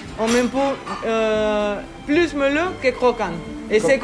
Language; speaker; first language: French; non-native, learner; Spanish